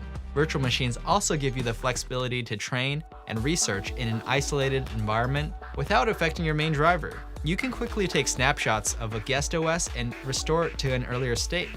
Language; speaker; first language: English; native; English